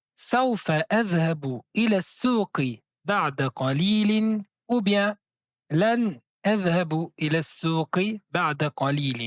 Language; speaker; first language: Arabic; non-native, fluent; French